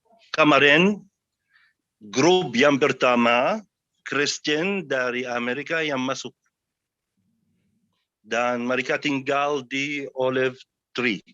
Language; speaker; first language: Indonesian; non-native, learner; Arabic